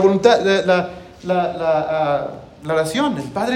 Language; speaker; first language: Spanish; early bilingual, heritage; Spanish